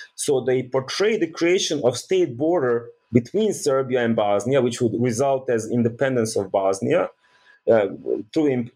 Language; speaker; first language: English; early bilingual, other home language; Bosnian